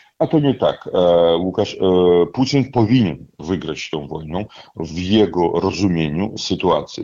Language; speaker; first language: Polish; non-native, fluent; Russian